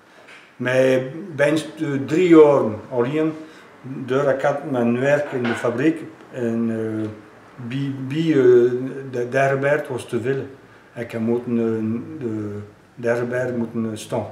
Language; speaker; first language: Dutch; non-native, local second language; French